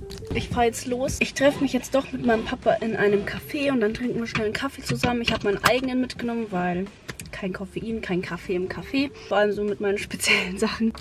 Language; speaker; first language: German; native; German